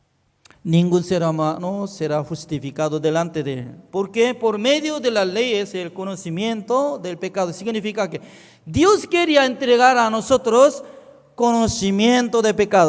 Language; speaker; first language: Spanish; non-native, fluent; Korean